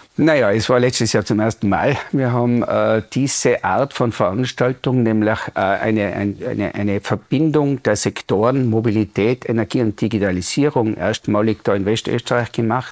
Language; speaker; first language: German; native; German